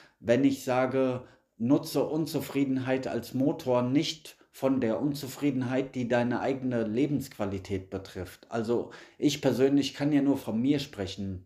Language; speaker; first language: German; native; German